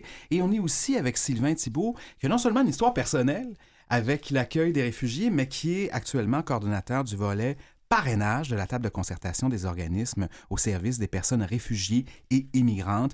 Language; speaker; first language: French; native; French